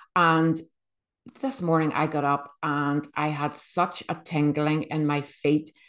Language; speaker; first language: English; native; English